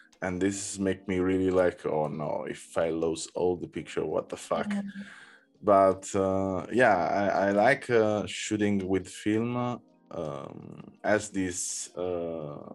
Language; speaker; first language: English; non-native, learner; Italian